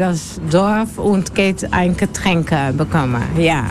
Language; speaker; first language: German; non-native, learner; Dutch